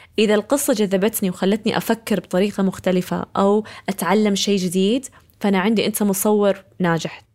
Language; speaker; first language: Arabic; early bilingual, heritage; Arabic